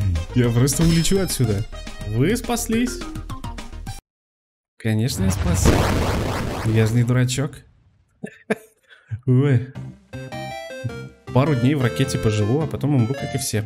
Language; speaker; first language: Russian; native; Russian